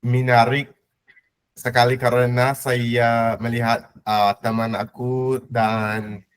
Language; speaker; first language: Indonesian; non-native, learner; English